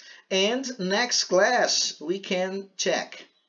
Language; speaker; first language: English; non-native, fluent; Portuguese